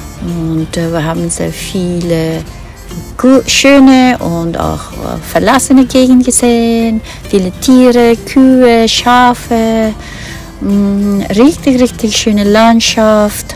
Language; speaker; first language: German; non-native, fluent; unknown